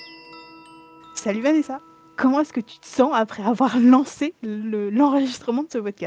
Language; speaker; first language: French; native; French